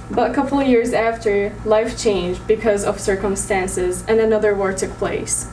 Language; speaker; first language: English; early bilingual, other home language; Arabic